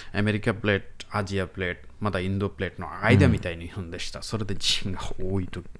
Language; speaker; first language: Japanese; non-native, learner; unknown